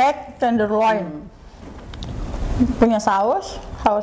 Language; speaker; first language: Indonesian; native; Indonesian